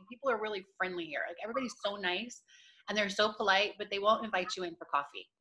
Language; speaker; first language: English; native; English